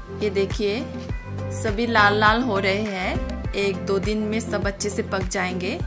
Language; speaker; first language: Hindi; non-native, local second language; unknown